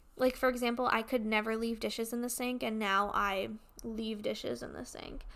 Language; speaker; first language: English; native; English